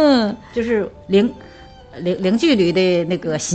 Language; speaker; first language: Chinese; native; Chinese